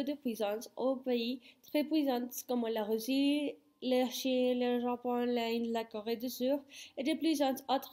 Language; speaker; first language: French; non-native, fluent; Spanish